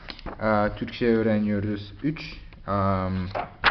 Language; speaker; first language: Turkish; non-native, learner; French